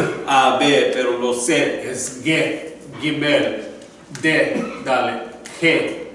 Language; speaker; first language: Spanish; non-native, learner; English